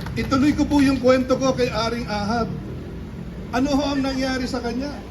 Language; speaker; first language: Filipino; non-native, local second language; Pampanga